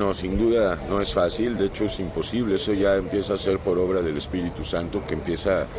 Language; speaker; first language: Spanish; native; Spanish